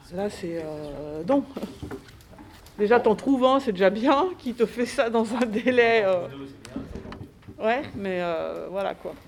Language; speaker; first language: French; native; French